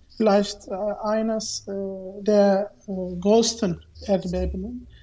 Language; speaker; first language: German; non-native, learner; Arabic